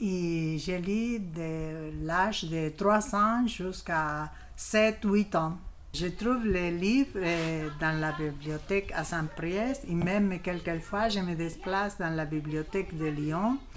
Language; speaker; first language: French; non-native, learner; Spanish